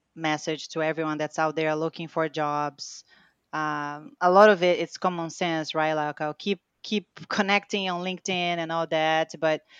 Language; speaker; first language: English; non-native, fluent; Portuguese